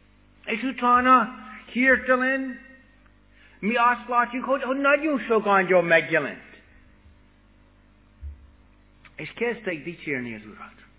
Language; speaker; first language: Hungarian; non-native, fluent; English